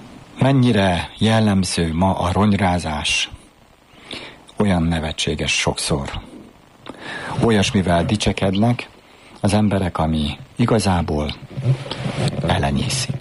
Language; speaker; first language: Hungarian; native; Hungarian